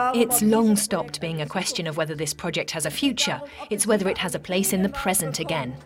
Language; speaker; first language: English; non-native, fluent; Turkish